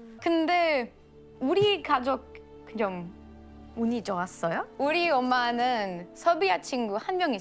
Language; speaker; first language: Korean; non-native, learner; Bosnian